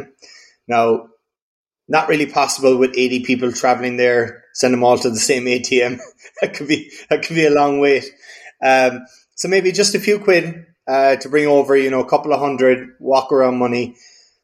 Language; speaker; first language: English; native; English